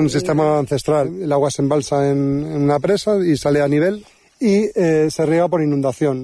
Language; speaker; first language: Spanish; native; Spanish